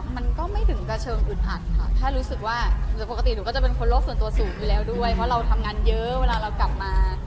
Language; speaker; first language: Thai; native; Thai